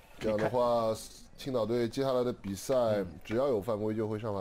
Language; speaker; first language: Chinese; native; Chinese